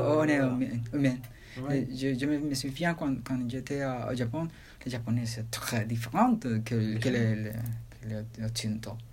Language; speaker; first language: French; non-native, learner; Spanish